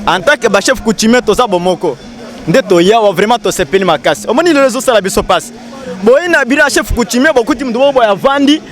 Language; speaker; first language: Lingala; non-native, local second language; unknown